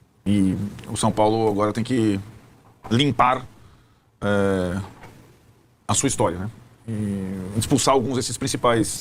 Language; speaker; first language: Portuguese; native; Portuguese